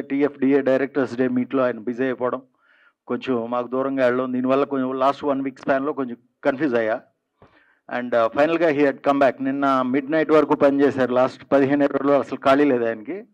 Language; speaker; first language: Telugu; native; Telugu